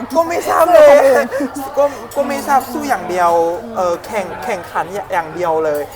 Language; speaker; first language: Thai; non-native, fluent; Chinese